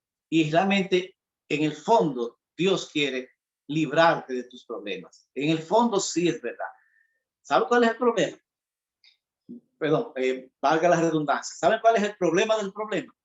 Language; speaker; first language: Spanish; native; Spanish